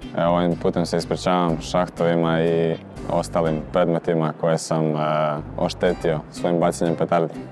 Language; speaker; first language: Croatian; native; Croatian